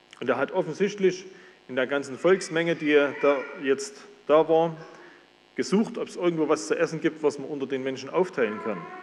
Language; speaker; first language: German; native; German